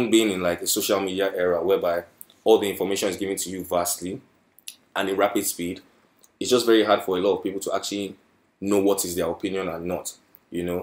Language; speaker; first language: English; non-native, local second language; Yoruba